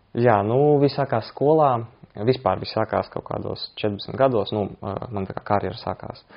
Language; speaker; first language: Latvian; non-native, local second language; Russian